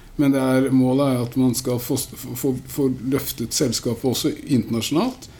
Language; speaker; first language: Norwegian; native; Norwegian